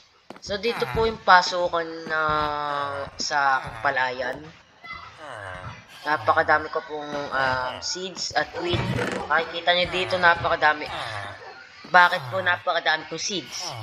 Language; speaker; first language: Filipino; native; Filipino